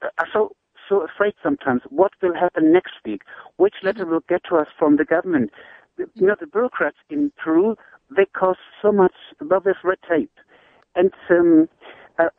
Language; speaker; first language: English; non-native, fluent; German